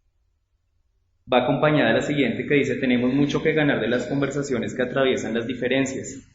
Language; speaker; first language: Spanish; native; Spanish